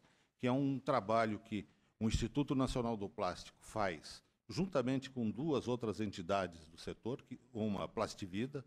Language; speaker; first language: Portuguese; native; Portuguese